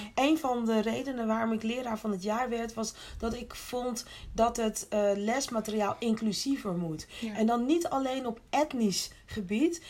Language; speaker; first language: Dutch; early bilingual, other home language; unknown